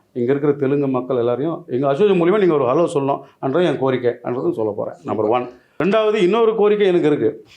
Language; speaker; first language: Tamil; non-native, local second language; Telugu